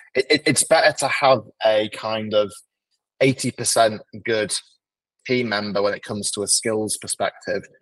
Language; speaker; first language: English; native; English